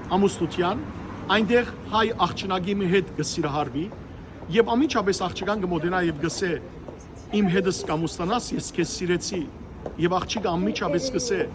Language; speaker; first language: Armenian; native; Armenian